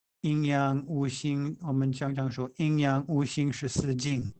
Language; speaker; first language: Chinese; non-native, fluent; English